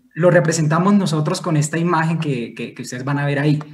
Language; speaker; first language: Spanish; native; Spanish